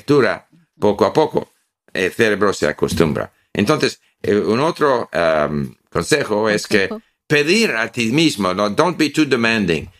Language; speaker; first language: Spanish; non-native, fluent; English